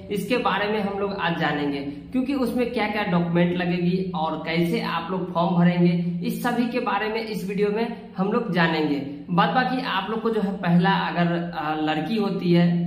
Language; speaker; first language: Hindi; native; Hindi